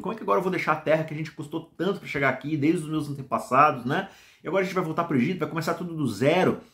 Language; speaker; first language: Portuguese; native; Portuguese